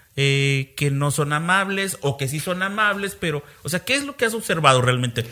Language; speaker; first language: Spanish; native; Spanish